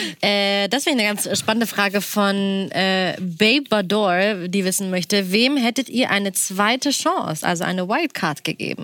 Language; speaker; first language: German; native; German